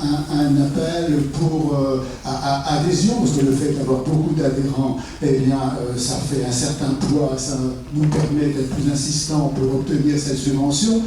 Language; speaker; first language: French; native; French